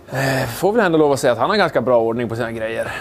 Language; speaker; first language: Swedish; native; Swedish